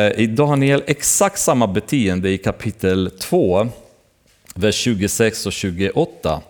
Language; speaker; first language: Swedish; non-native, fluent; Romanian